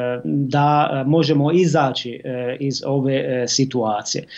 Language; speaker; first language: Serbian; non-native, fluent; Italian